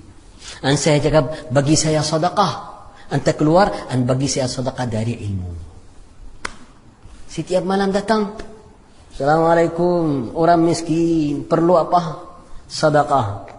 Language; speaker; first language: Indonesian; non-native, fluent; Arabic